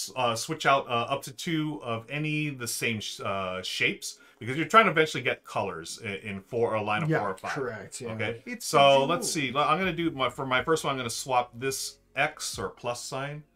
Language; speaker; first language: English; native; English